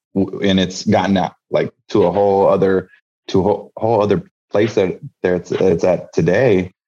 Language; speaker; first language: English; native; English